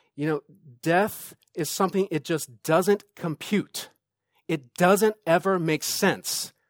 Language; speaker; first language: English; native; English